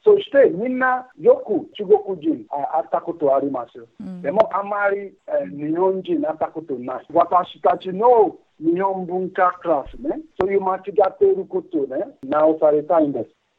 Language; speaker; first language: Japanese; non-native, fluent; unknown